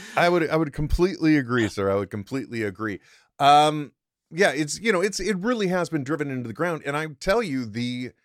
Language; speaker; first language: English; native; English